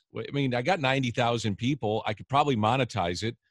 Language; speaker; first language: English; native; English